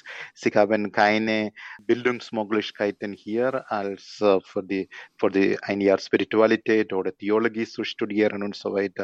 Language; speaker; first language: German; non-native, learner; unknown